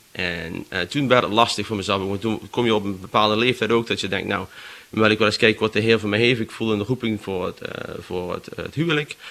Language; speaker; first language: Dutch; native; Dutch